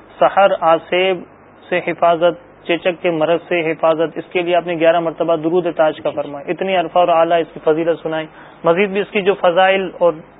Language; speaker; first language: Urdu; native; Urdu